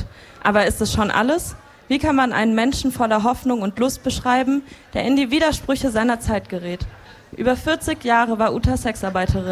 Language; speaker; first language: German; native; German